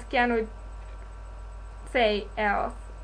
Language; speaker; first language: English; non-native, learner; Russian